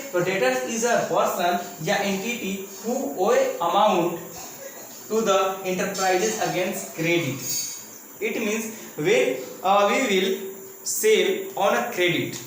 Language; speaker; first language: Hindi; native; Hindi